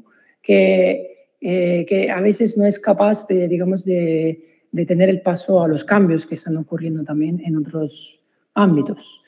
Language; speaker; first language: Spanish; non-native, fluent; Italian